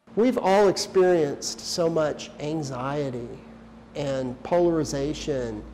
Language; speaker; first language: English; native; English